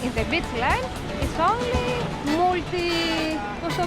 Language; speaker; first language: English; non-native, learner; Greek